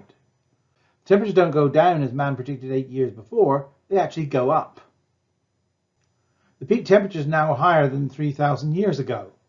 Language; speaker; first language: English; native; English